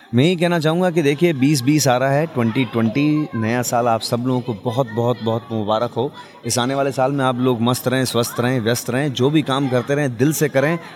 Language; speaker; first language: Hindi; native; Hindi